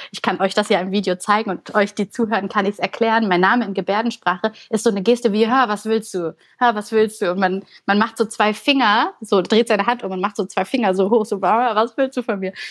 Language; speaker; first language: German; early bilingual, other home language; Bulgarian